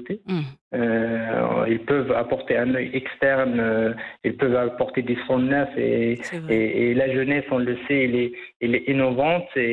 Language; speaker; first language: French; non-native, local second language; Arabic